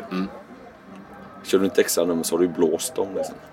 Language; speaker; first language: Swedish; native; Swedish